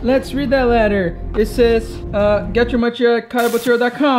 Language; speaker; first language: English; non-native, fluent; Portuguese